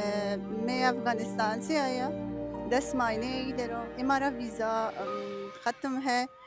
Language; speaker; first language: Hindi; non-native, learner; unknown